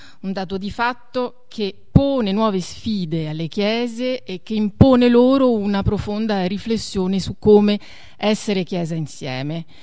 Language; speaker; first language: Italian; native; Italian